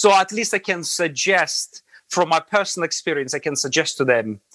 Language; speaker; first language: English; non-native, fluent; Latvian